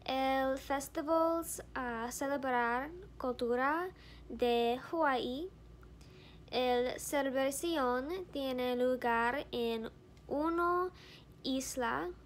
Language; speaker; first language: Spanish; non-native, learner; English